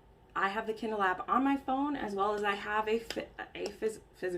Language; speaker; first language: English; native; English